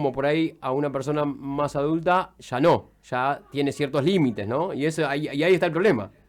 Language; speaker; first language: Spanish; native; Spanish